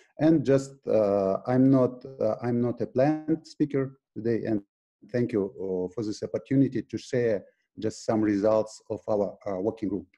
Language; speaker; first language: English; non-native, fluent; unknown